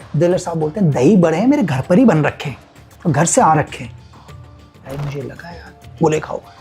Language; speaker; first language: Hindi; native; Hindi